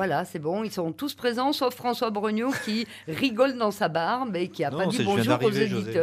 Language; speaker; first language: French; native; French